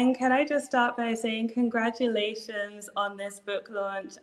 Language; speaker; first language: English; native; English